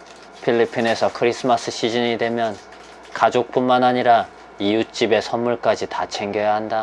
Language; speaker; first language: Korean; native; Korean